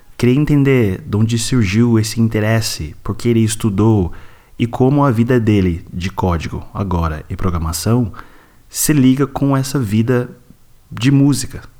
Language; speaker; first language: Portuguese; non-native, fluent; English